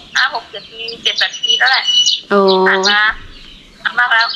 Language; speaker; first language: Thai; non-native, fluent; Burmese